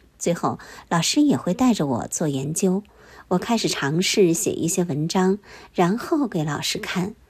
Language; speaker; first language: Chinese; native; Chinese